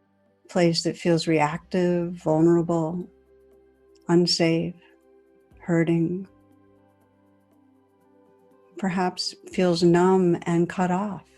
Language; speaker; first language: English; native; English